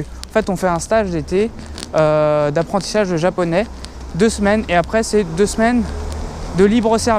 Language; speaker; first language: French; native; French